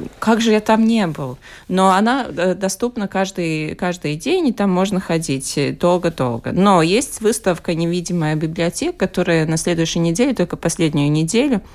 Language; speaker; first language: Russian; non-native, local second language; Latvian